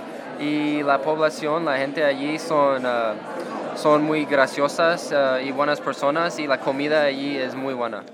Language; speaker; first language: Spanish; non-native, learner; English